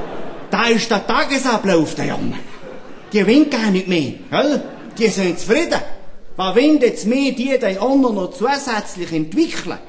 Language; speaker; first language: German; native; German